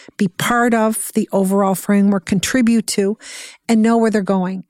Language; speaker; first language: English; native; English